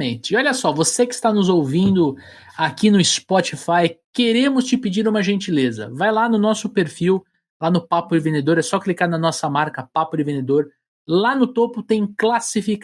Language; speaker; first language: Portuguese; native; Portuguese